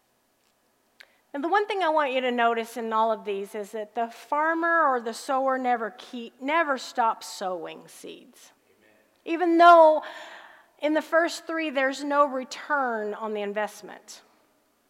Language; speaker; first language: English; native; English